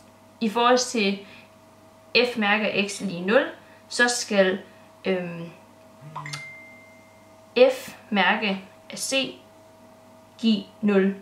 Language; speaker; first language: Danish; native; Danish